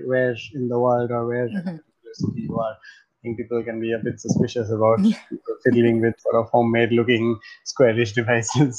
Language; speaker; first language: English; non-native, local second language; Bangla